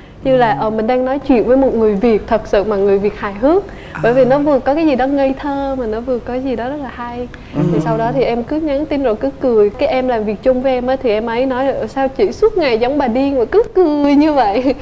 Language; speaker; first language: Vietnamese; native; Vietnamese